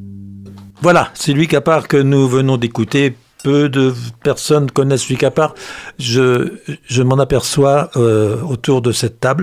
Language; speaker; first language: French; native; French